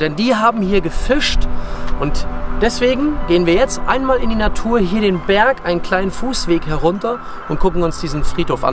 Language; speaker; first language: German; native; German